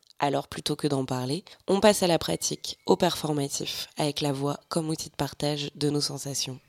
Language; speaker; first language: French; native; French